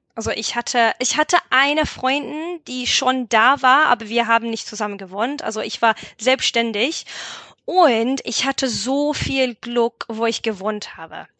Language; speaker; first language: German; non-native, fluent; English